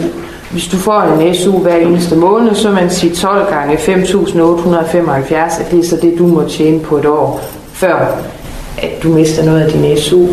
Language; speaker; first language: Danish; native; Danish